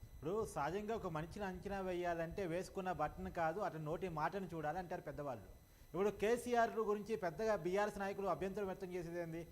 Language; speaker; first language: Telugu; native; Telugu